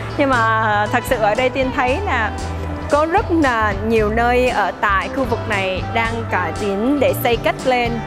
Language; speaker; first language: Vietnamese; early bilingual, heritage; Vietnamese